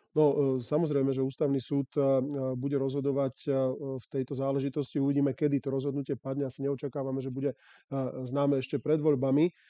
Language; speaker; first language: Slovak; native; Slovak